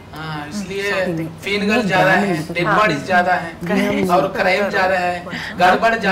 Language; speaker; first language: Hindi; non-native, local second language; Telugu